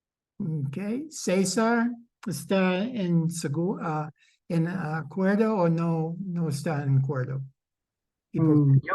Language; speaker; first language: Spanish; non-native, fluent; English